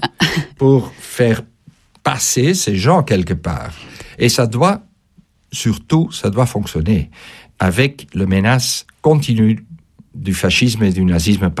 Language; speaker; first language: French; non-native, fluent; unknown